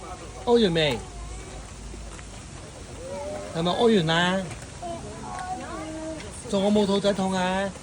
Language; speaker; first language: Cantonese; native; Cantonese